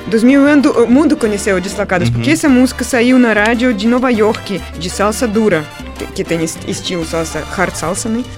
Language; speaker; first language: Portuguese; non-native, fluent; Russian